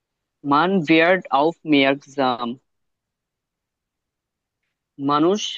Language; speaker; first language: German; non-native, learner; Bangla